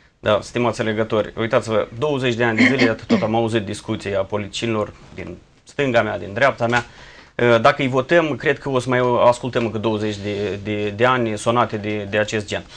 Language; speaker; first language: Romanian; native; Romanian